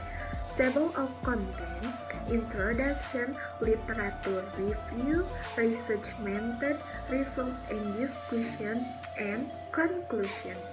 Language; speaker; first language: English; non-native, learner; Indonesian